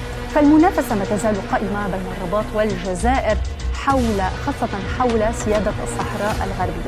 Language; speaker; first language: Arabic; native; Arabic